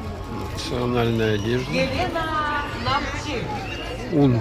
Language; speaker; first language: Russian; native; Russian